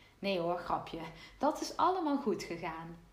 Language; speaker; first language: Dutch; native; Dutch